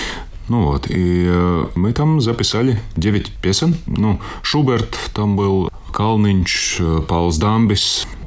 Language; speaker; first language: Russian; non-native, local second language; Latvian